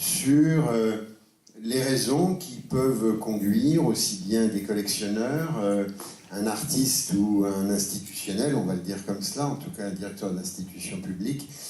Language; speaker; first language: French; native; French